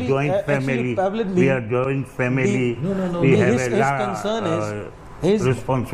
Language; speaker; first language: English; non-native, learner; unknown